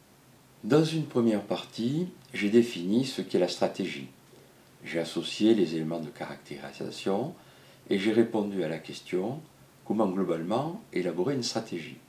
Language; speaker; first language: French; native; French